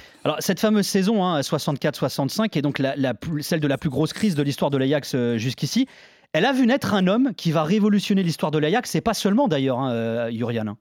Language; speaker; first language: French; native; French